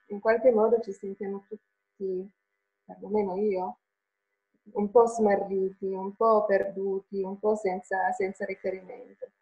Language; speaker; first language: Italian; non-native, fluent; Finnish